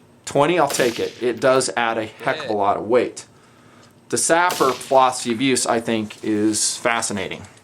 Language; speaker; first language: English; native; English